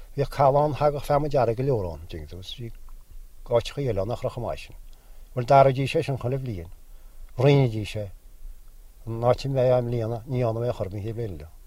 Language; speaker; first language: Irish; native; Irish